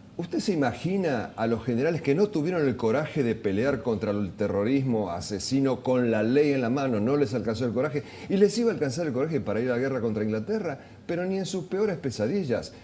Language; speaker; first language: Spanish; native; Spanish